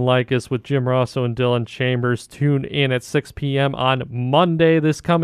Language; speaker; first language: English; native; English